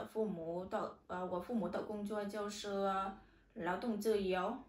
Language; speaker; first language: Chinese; non-native, learner; Vietnamese